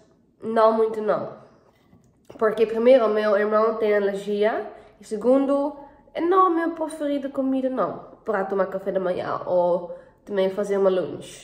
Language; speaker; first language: Portuguese; non-native, learner; Dutch